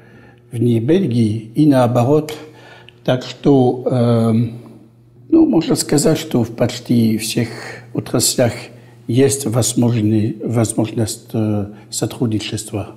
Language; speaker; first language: Russian; non-native, fluent; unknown